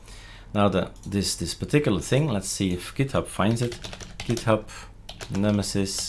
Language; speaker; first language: English; non-native, fluent; Dutch